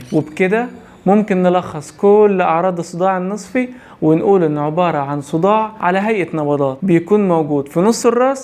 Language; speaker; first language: Arabic; native; Arabic